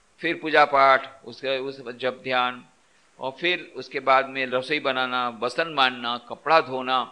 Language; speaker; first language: Hindi; non-native, local second language; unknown